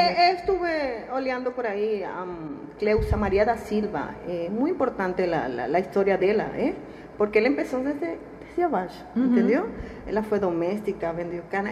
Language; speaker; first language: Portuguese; non-native, learner; Spanish